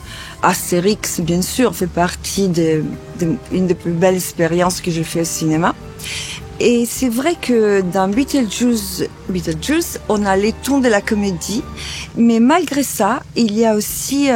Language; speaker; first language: French; non-native, fluent; Italian